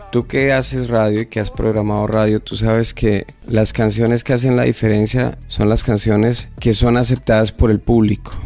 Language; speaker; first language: Spanish; native; Spanish